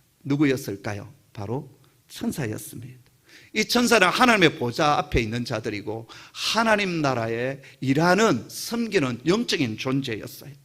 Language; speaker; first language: Korean; native; Korean